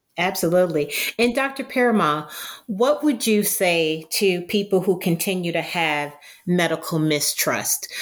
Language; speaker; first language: English; native; English